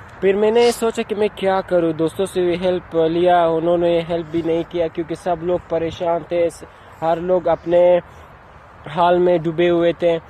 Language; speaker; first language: Hindi; non-native, learner; Persian